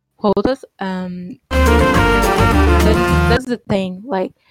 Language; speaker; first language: English; non-native, fluent; Portuguese